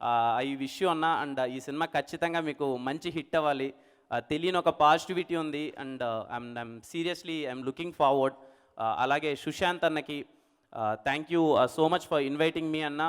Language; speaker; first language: Telugu; native; Telugu